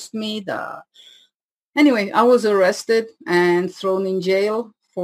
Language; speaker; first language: English; non-native, fluent; French